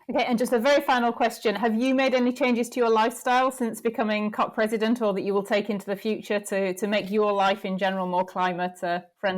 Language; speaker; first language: English; native; English